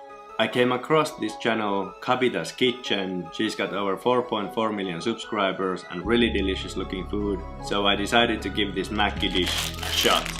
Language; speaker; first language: English; non-native, fluent; Finnish